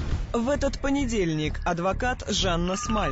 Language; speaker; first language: Russian; native; Russian